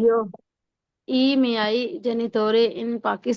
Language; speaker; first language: Italian; non-native, learner; Urdu